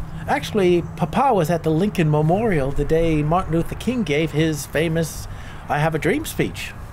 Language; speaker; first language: English; native; English